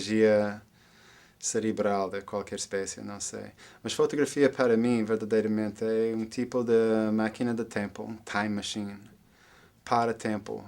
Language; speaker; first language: Portuguese; non-native, fluent; English